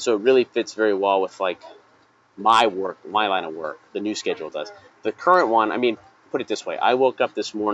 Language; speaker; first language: English; native; English